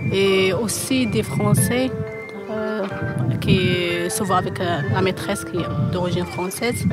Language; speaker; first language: French; non-native, fluent; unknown